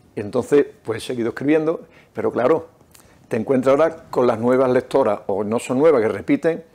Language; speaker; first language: Spanish; native; Spanish